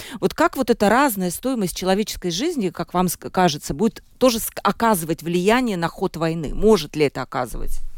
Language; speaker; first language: Russian; native; Russian